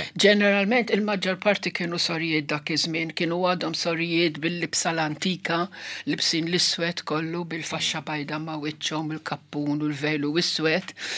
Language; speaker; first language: Maltese; non-native, local second language; Italian